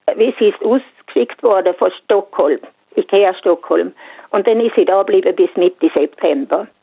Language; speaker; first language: German; non-native, fluent; Swedish